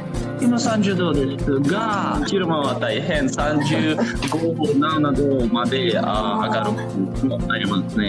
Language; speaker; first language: Japanese; non-native, fluent; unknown